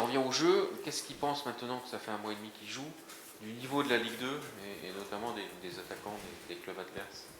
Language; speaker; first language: French; native; French